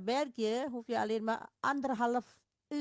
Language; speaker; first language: Dutch; non-native, learner; Indonesian